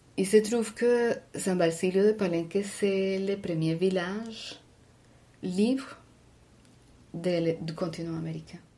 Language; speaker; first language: French; non-native, fluent; Spanish